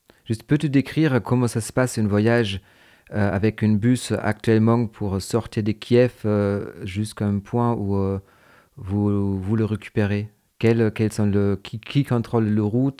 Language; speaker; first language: French; non-native, fluent; German